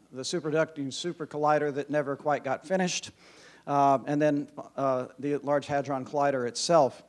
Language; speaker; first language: English; native; English